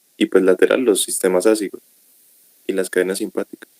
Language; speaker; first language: Spanish; native; Spanish